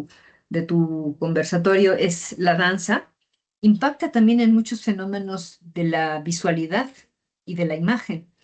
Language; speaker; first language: Spanish; native; Spanish